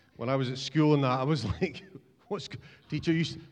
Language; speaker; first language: English; native; English